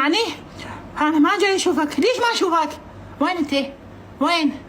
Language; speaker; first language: Arabic; native; Arabic